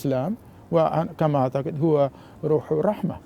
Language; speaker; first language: Arabic; non-native, fluent; Japanese